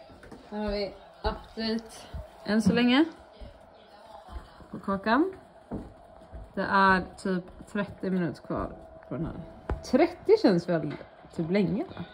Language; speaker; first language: Swedish; native; Swedish